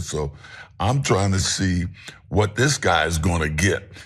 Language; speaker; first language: English; native; English